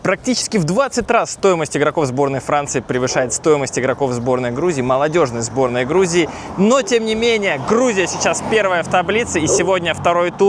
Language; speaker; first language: Russian; native; Russian